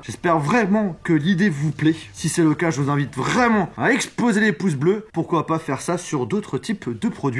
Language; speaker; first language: French; native; French